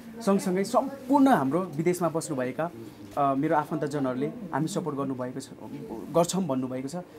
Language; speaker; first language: Nepali; native; Nepali